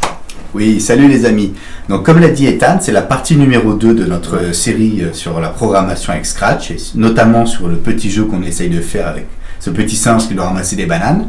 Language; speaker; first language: French; native; French